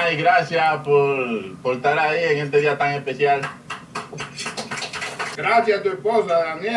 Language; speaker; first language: Spanish; native; Spanish